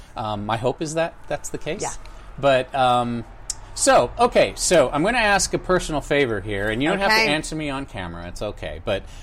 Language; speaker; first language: English; native; English